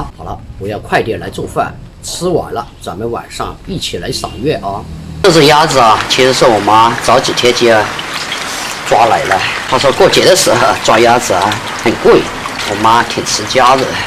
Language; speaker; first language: Chinese; native; Chinese